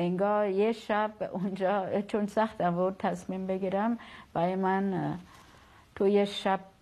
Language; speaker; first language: Persian; non-native, fluent; German